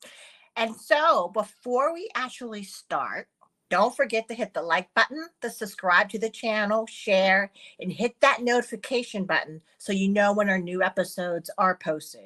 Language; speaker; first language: English; early bilingual, other home language; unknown